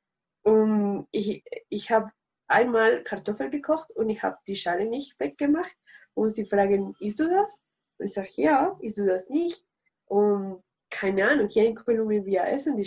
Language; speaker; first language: German; non-native, learner; Spanish